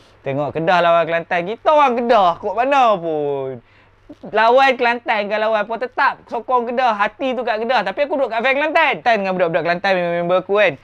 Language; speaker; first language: Malay; native; Malay